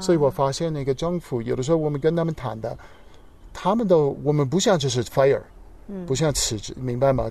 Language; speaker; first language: Chinese; non-native, fluent; English